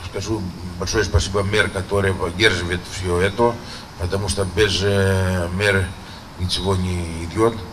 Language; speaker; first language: Russian; non-native, learner; Greek